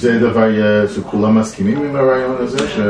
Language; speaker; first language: Hebrew; non-native, fluent; English